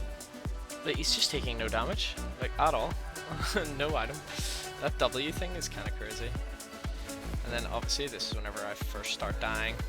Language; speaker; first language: English; native; English